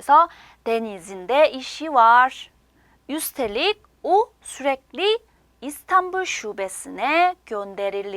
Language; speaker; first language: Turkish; non-native, fluent; Korean